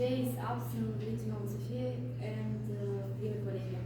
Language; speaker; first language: English; non-native, learner; Russian